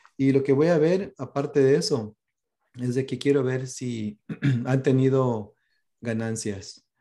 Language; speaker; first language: Spanish; early bilingual, heritage; Spanish